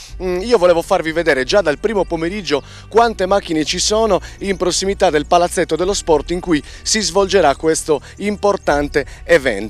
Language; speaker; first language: Italian; native; Italian